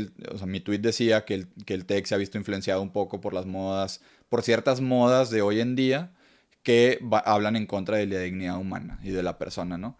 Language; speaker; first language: Spanish; native; Spanish